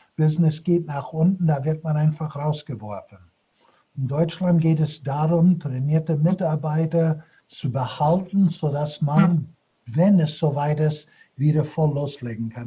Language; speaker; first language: German; non-native, fluent; English